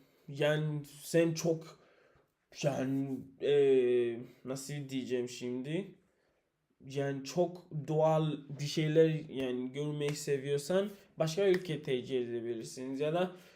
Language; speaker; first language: Turkish; non-native, learner; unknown